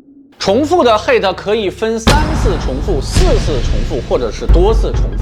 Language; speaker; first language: Chinese; native; Chinese